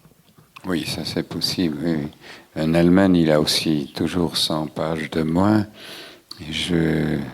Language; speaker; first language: French; non-native, local second language; German